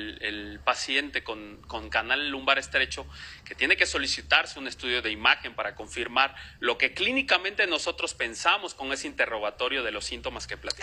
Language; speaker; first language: Spanish; native; Spanish